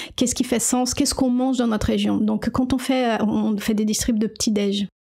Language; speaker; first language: French; non-native, fluent; Portuguese